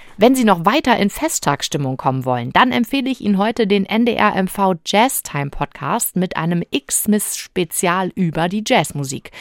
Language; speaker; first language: German; native; German